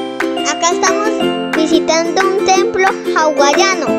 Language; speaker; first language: Spanish; early bilingual, heritage; Spanish